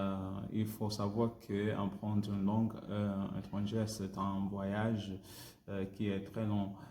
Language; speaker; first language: French; non-native, learner; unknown